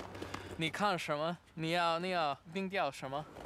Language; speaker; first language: Chinese; non-native, learner; English